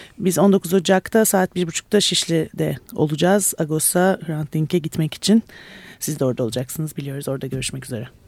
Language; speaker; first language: Turkish; native; Turkish